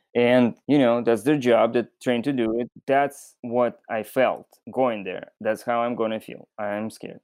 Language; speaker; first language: English; non-native, fluent; Russian